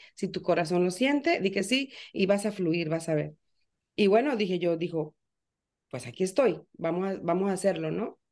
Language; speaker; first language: Spanish; native; Spanish